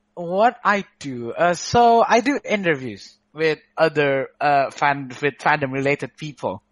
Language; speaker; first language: English; non-native, fluent; Indonesian